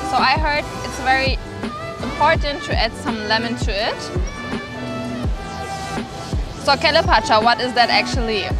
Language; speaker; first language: English; non-native, fluent; German